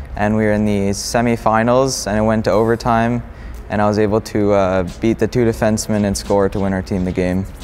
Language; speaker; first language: English; native; English